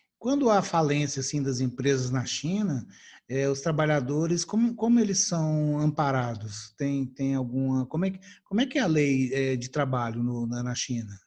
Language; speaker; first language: Portuguese; native; Portuguese